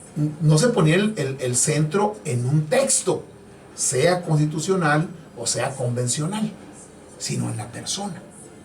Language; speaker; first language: Spanish; native; Spanish